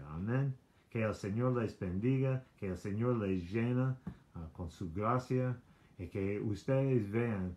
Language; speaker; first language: Spanish; non-native, learner; English